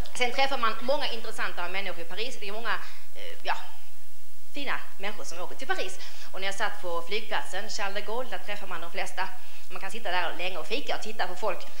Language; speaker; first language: Swedish; native; Swedish